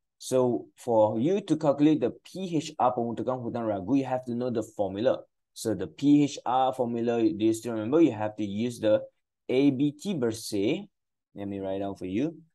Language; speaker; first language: English; non-native, local second language; Chinese